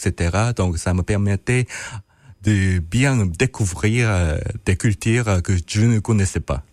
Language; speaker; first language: French; non-native, fluent; Korean